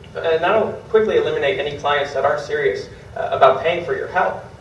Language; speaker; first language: English; native; English